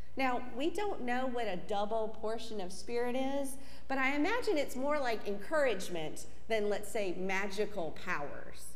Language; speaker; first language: English; native; English